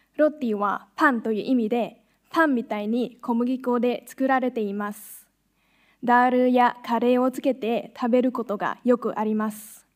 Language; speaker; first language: Japanese; non-native, fluent; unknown